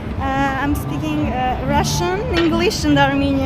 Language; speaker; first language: English; non-native, learner; Armenian